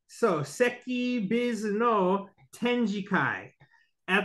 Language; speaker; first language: Japanese; non-native, learner; English